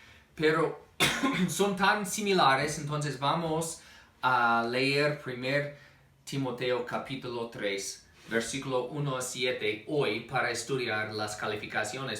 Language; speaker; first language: Spanish; non-native, fluent; English